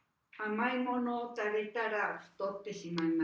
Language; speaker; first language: Japanese; non-native, learner; Spanish